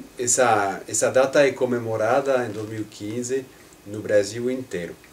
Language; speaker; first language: Portuguese; non-native, fluent; French